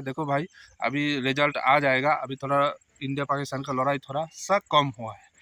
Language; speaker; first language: Hindi; non-native, local second language; Bangla